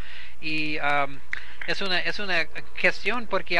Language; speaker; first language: Spanish; non-native, learner; English